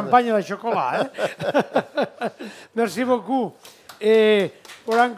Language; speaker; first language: French; non-native, learner; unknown